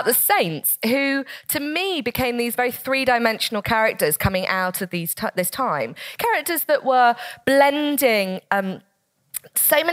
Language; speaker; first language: English; native; English